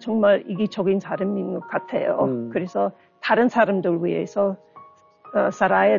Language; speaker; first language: Korean; non-native, learner; English